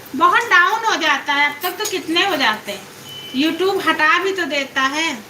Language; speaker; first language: Hindi; native; Hindi